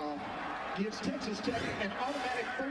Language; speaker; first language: English; native; English